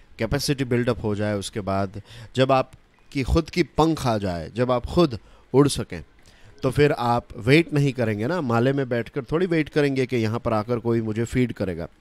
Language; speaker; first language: Hindi; non-native, local second language; Gujarati